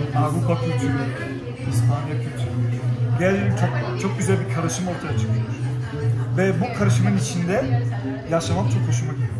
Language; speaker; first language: Turkish; early bilingual, heritage; German